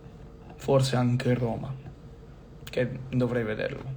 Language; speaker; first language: Italian; non-native, fluent; English